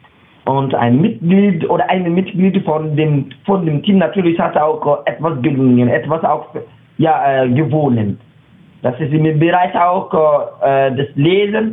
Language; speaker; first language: German; non-native, learner; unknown